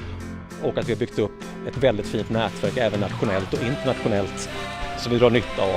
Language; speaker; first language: Swedish; native; Swedish